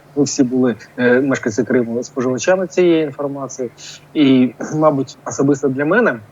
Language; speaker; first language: Ukrainian; non-native, local second language; Russian